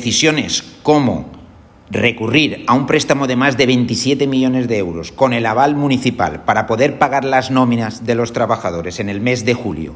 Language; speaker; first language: Spanish; native; Spanish